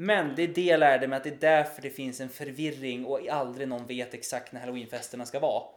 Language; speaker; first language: Swedish; native; Swedish